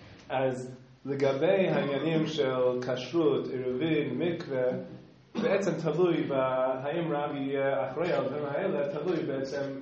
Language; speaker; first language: Hebrew; non-native, fluent; English